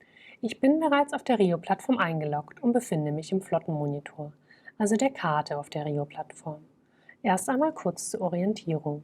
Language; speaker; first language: German; native; German